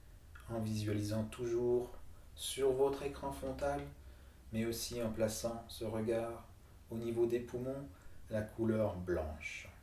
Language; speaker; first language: French; native; French